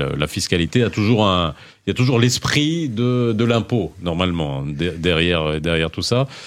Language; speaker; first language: French; non-native, local second language; Arabic